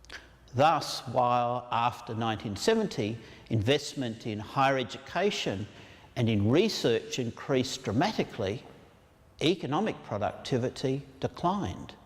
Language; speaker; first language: English; native; English